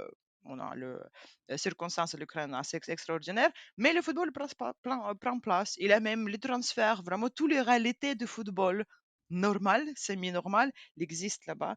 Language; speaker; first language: French; non-native, fluent; Ukrainian